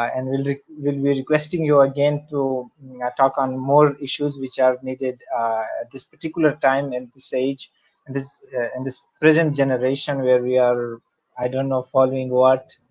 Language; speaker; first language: English; non-native, local second language; Urdu